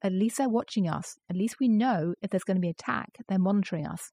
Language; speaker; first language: English; native; English